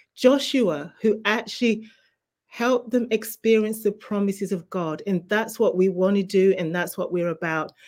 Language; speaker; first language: English; native; English